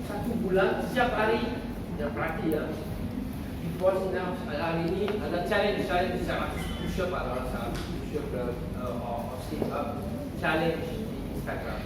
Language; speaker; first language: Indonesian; non-native, learner; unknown